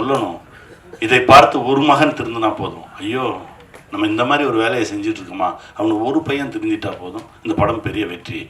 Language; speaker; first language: Tamil; native; Tamil